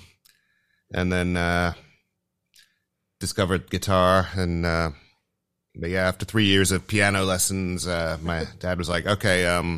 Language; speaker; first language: English; native; English